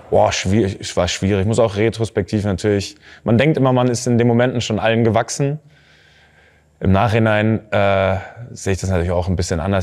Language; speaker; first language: German; native; German